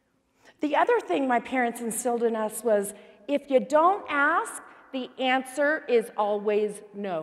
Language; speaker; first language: English; native; English